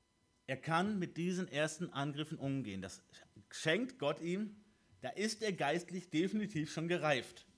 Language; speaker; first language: German; native; German